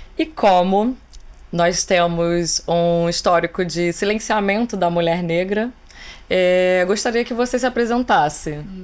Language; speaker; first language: Portuguese; native; Portuguese